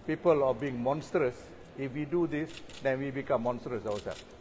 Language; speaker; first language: English; non-native, local second language; Malay